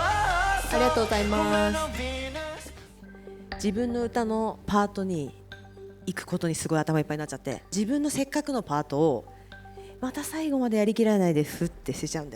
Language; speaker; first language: Japanese; native; Japanese